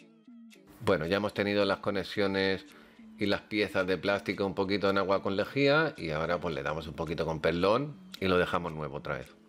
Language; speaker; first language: Spanish; native; Spanish